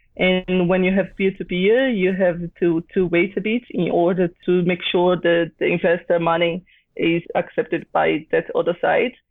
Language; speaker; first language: English; non-native, fluent; Portuguese